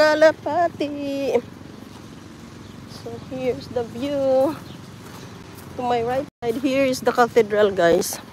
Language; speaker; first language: English; non-native, local second language; Filipino